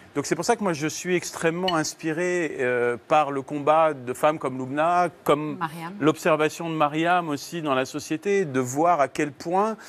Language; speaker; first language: French; native; French